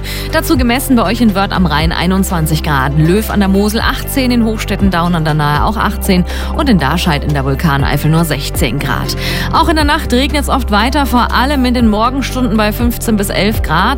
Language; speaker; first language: German; native; German